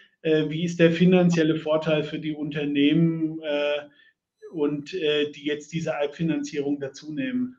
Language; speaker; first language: German; native; German